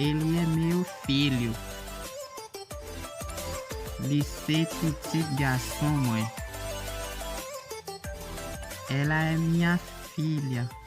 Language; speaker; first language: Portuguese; non-native, learner; Haitian Creole